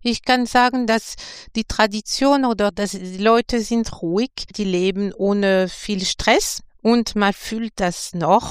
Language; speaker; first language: German; non-native, fluent; French